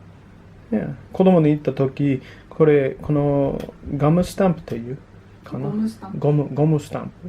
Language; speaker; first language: Japanese; non-native, learner; English